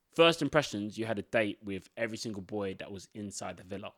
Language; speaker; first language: English; early bilingual, other home language; Yoruba